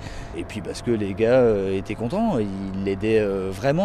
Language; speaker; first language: French; native; French